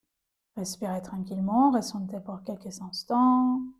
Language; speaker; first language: French; native; French